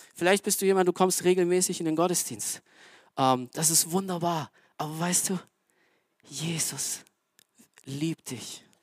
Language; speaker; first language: German; early bilingual, other home language; Romanian